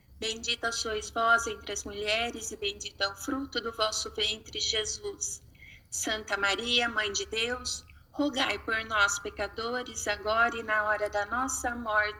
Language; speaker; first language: Portuguese; native; Portuguese